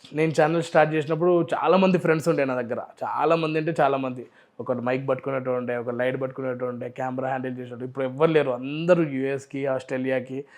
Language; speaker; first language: Telugu; non-native, local second language; Urdu